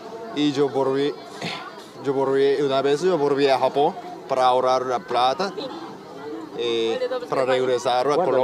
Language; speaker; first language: Spanish; non-native, learner; Japanese